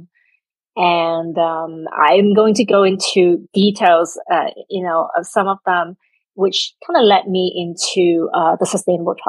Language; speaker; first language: English; non-native, local second language; Cantonese